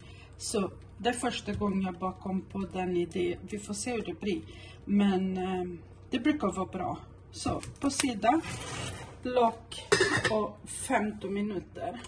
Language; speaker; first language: Swedish; non-native, fluent; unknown